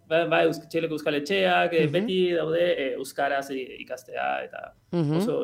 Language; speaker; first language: Basque; non-native, learner; Spanish